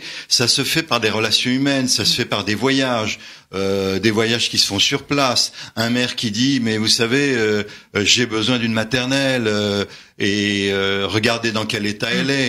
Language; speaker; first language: French; native; French